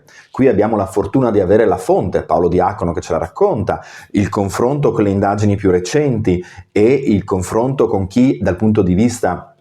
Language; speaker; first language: Italian; native; Italian